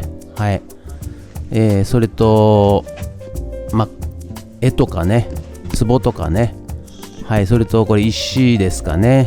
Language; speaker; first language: Japanese; native; Japanese